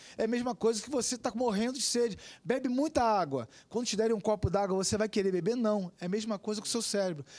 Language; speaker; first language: Portuguese; native; Portuguese